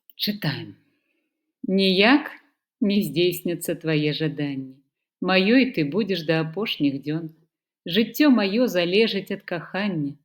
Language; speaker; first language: Belarusian; non-native, local second language; Russian